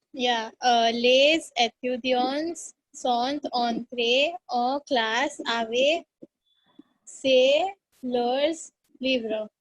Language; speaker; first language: French; non-native, learner; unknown